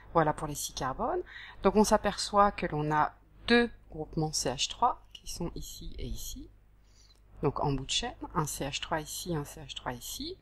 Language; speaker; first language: French; native; French